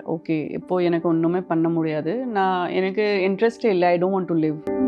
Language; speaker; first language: Tamil; non-native, local second language; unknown